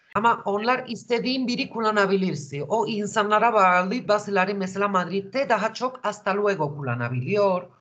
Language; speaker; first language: Turkish; non-native, fluent; Spanish